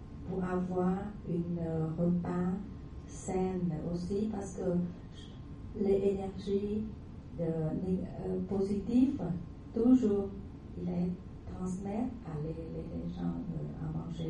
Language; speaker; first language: French; non-native, learner; Vietnamese